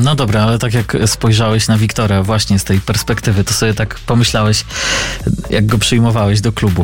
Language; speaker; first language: Polish; native; Polish